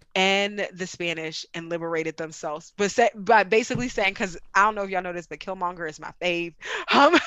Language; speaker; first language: English; native; English